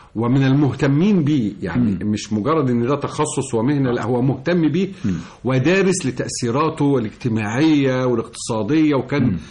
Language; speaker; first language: Egyptian Arabic; native; Egyptian Arabic